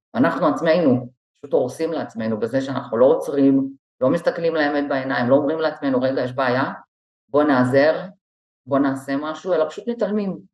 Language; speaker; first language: Hebrew; native; Hebrew